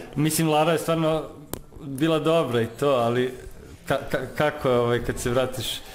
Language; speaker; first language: Serbian; native; Serbian